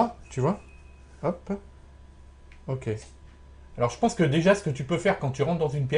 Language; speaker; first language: French; native; French